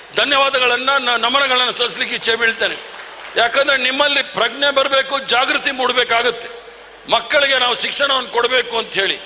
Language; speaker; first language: Kannada; non-native, local second language; Tulu